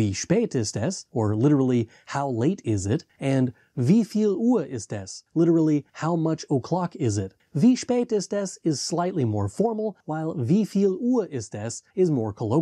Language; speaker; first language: German; non-native, fluent; English